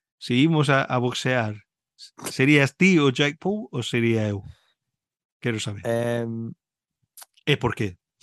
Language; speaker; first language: Galician; early bilingual, heritage; Galician